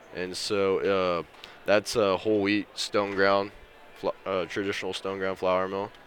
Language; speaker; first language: English; native; English